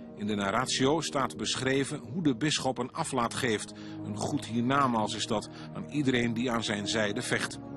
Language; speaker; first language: Dutch; native; Dutch